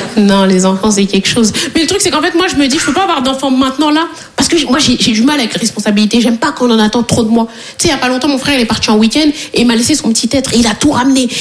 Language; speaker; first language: French; native; French